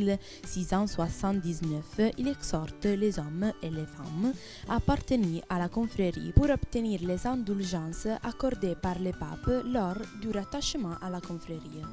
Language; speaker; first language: French; non-native, learner; Italian